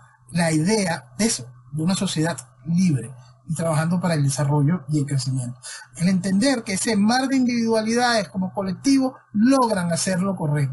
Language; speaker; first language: Spanish; native; Spanish